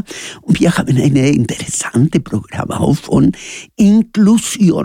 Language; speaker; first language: German; non-native, learner; Spanish